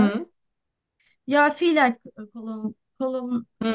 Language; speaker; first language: German; non-native, learner; Turkish